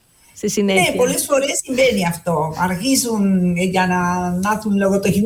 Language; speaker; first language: Greek; non-native, fluent; Spanish